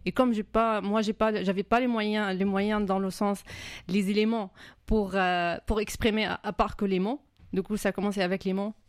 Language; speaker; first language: French; non-native, fluent; Arabic